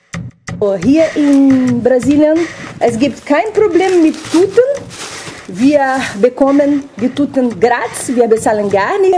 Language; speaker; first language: German; non-native, learner; Portuguese